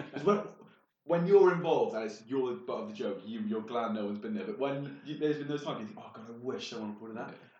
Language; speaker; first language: English; native; English